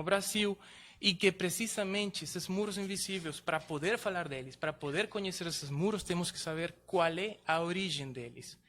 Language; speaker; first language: Portuguese; non-native, fluent; Spanish